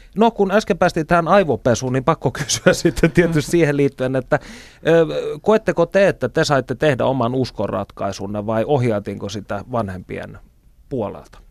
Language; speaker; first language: Finnish; native; Finnish